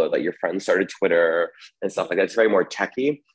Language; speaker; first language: English; native; English